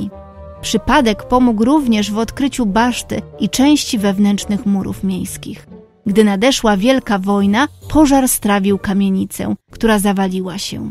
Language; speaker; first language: Polish; native; Polish